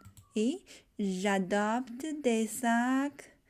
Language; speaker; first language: French; non-native, learner; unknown